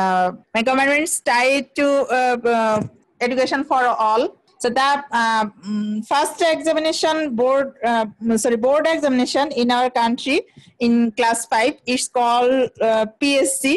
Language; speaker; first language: English; non-native, learner; Bangla